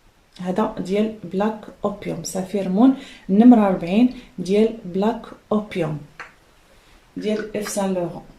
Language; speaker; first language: Arabic; native; Arabic